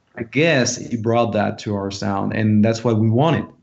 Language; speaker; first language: English; non-native, fluent; French